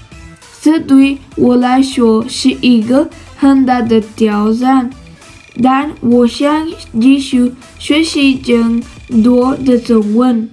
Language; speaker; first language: Chinese; non-native, learner; Spanish